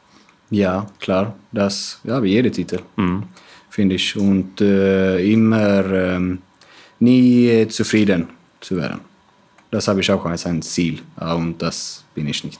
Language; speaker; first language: German; non-native, fluent; Swedish